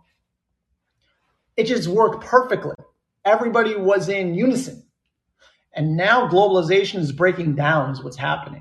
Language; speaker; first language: English; native; English